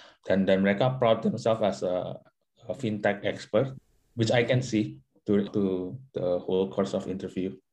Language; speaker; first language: English; non-native, fluent; Indonesian